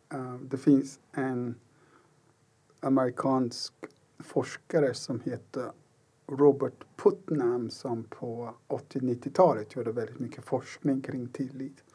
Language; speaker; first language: Swedish; non-native, fluent; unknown